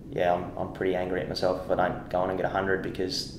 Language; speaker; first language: English; native; English